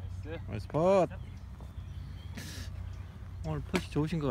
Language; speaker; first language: Korean; native; Korean